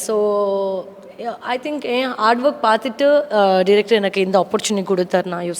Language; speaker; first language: Tamil; non-native, learner; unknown